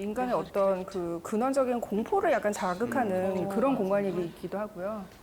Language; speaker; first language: Korean; native; Korean